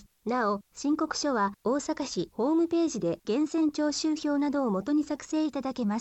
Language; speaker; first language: Japanese; native; Japanese